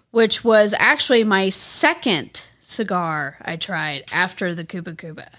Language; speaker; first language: English; native; English